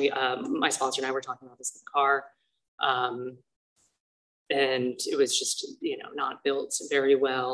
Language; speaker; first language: English; native; English